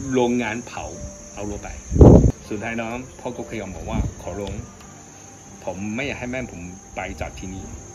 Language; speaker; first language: Thai; non-native, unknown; Chinese